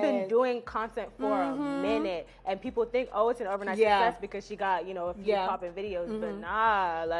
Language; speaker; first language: English; native; English